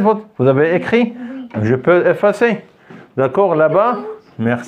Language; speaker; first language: French; non-native, fluent; Arabic